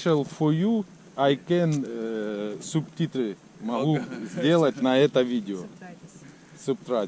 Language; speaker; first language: Russian; native; Russian